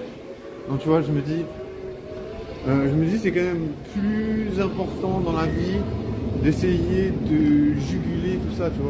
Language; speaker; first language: French; native; French